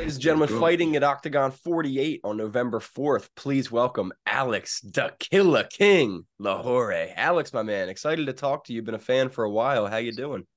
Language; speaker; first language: English; native; English